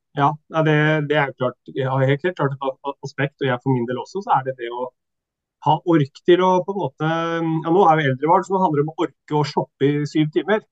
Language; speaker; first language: Norwegian; early bilingual, other home language; Swedish